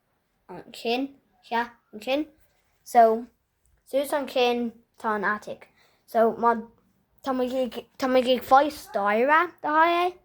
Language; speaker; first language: Irish; non-native, local second language; English